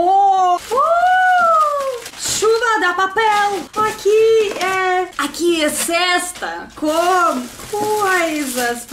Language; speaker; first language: Portuguese; non-native, learner; Russian